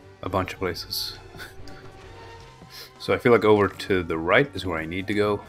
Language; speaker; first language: English; native; English